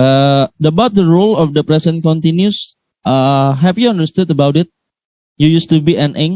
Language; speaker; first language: English; non-native, learner; Indonesian